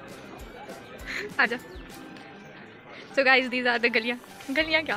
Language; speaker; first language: Hindi; native; Hindi